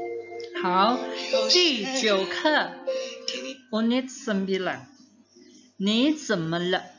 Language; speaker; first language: Chinese; non-native, fluent; Indonesian